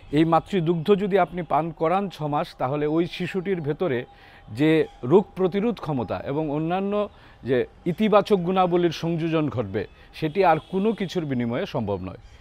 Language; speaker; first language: Bangla; native; Bangla